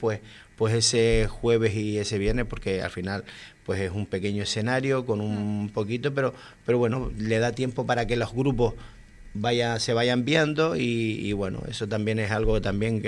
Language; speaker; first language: Spanish; native; Spanish